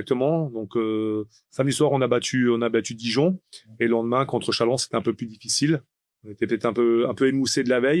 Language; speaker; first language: French; native; French